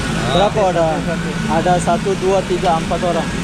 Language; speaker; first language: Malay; non-native, learner; Bangla